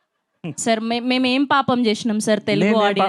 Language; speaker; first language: Telugu; native; Telugu